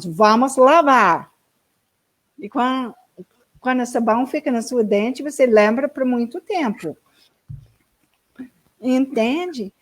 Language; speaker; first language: Portuguese; non-native, learner; English